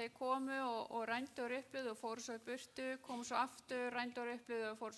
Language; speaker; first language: Icelandic; non-native, fluent; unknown